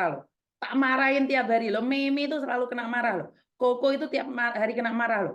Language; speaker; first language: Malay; non-native, local second language; Javanese